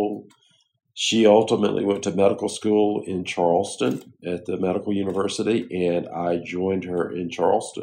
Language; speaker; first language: English; native; English